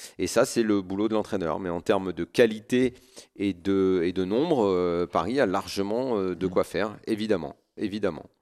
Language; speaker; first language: French; native; French